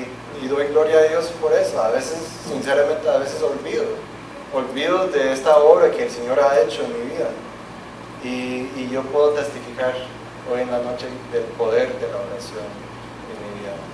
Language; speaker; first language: Spanish; non-native, fluent; English